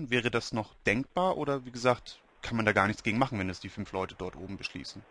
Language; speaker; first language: German; native; German